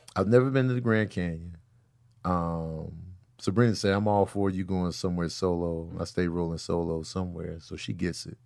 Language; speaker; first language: English; early bilingual, other home language; Yoruba